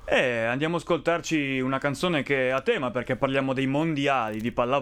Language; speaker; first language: Italian; native; Italian